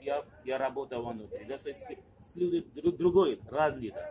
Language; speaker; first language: Russian; non-native, learner; Konkani